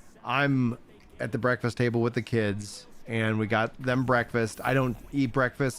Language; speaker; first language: English; native; English